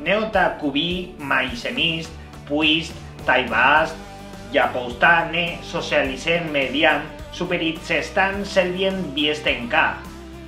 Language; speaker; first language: Finnish; non-native, fluent; Spanish